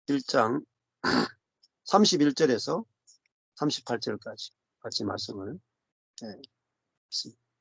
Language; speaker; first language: Korean; native; Korean